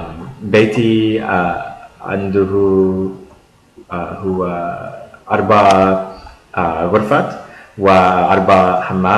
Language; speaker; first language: Arabic; non-native, learner; English